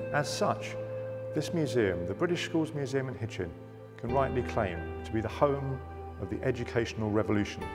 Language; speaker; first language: English; native; English